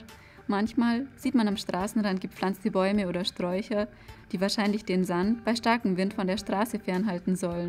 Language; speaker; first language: German; native; German